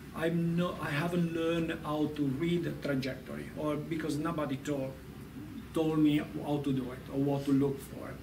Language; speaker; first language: English; non-native, fluent; Italian